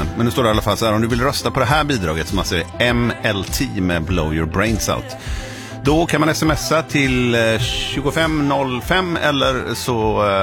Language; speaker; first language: Swedish; native; Swedish